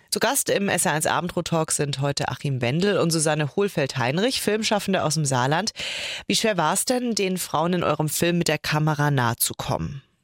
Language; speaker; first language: German; native; German